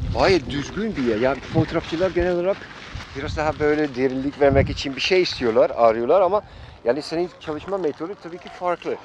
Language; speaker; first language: Turkish; non-native, fluent; Dutch